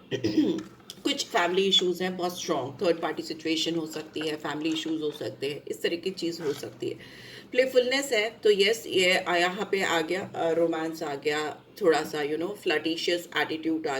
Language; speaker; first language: Hindi; native; Hindi